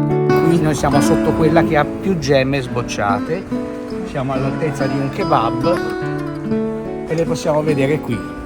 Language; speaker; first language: Italian; native; Italian